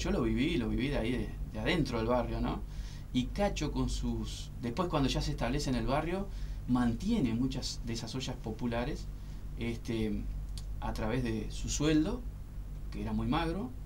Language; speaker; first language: Spanish; native; Spanish